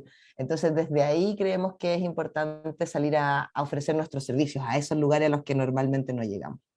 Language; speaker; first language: Spanish; native; Spanish